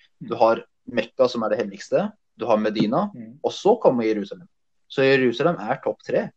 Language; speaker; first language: Norwegian; early bilingual, other home language; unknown